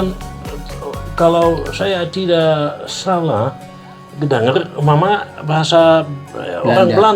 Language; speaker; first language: Indonesian; non-native, fluent; Dutch